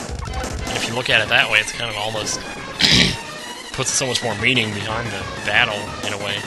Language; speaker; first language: English; native; English